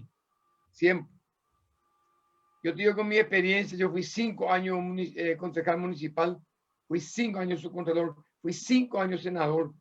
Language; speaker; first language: Spanish; native; Spanish